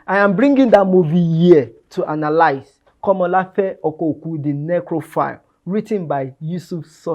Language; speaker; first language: English; non-native, local second language; Yoruba